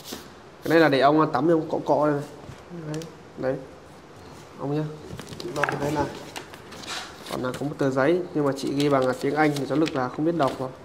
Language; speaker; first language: Vietnamese; native; Vietnamese